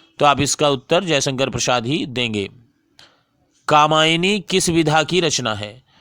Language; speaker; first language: Hindi; native; Hindi